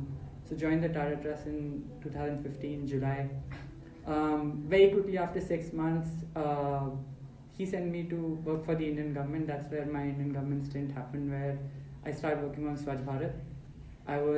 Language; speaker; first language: English; non-native, local second language; Hindi